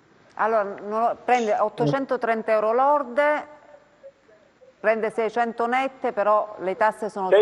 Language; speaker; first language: Italian; native; Italian